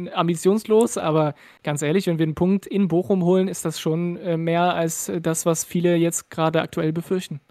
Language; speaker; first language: German; non-native, fluent; French